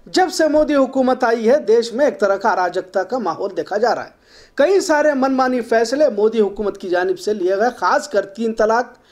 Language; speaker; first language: Hindi; non-native, local second language; Urdu